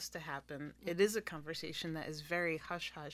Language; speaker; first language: English; non-native, fluent; Spanish